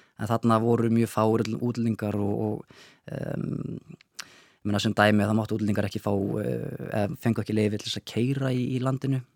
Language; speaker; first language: Icelandic; native; Icelandic